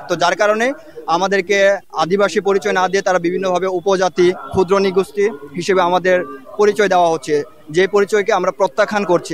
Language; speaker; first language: Bangla; non-native, local second language; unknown